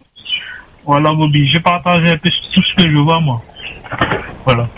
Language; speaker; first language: French; non-native, local second language; Réunion Creole French